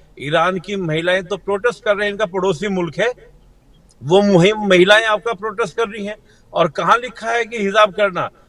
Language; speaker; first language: Hindi; native; Hindi